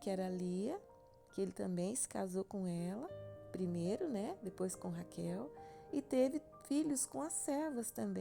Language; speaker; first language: Portuguese; native; Portuguese